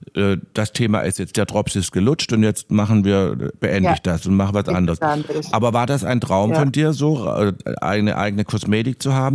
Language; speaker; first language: German; native; German